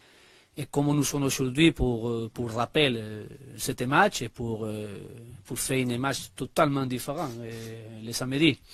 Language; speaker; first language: French; non-native, learner; Spanish